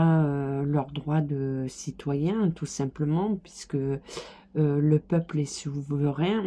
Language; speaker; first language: French; native; French